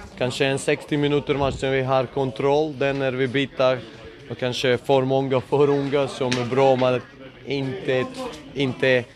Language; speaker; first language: Swedish; non-native, fluent; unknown